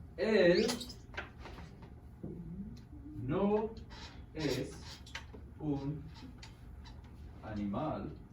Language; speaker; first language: Spanish; non-native, fluent; English